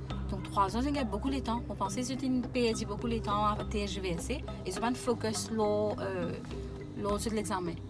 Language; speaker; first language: French; non-native, local second language; Morisyen